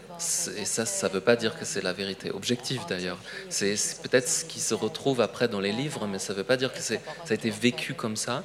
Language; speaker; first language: French; non-native, fluent; Polish